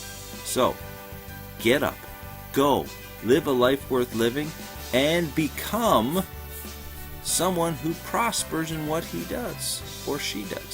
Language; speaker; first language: English; native; English